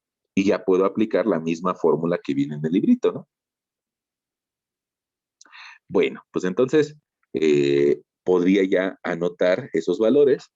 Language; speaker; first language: Spanish; native; Spanish